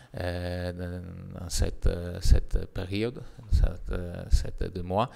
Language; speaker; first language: French; non-native, learner; Italian